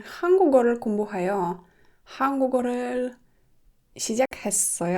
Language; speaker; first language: Korean; non-native, learner; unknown